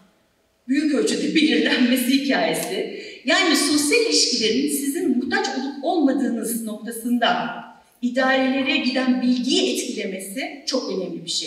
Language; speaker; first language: Turkish; native; Turkish